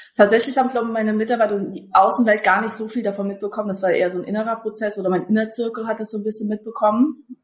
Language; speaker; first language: German; early bilingual, other home language; Russian